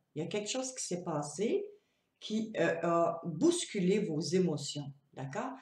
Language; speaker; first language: French; native; French